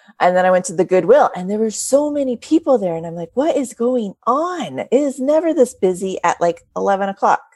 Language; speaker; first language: English; native; English